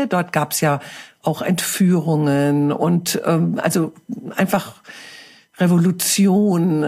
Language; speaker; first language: German; native; German